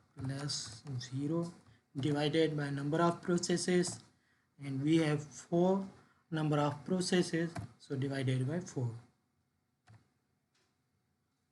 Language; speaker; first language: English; non-native, local second language; Urdu